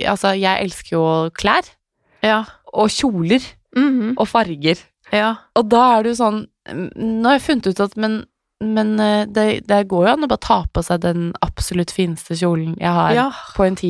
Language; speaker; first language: Norwegian; native; Norwegian